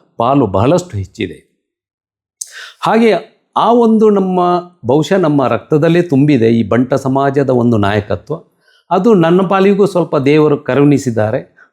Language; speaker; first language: Kannada; non-native, local second language; Tulu